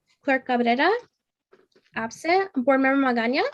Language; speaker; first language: English; native; English